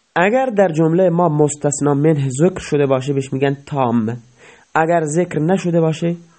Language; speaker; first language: Persian; non-native, local second language; Baluchi